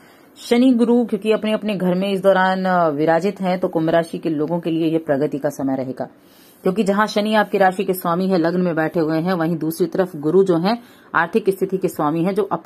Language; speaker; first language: Hindi; native; Hindi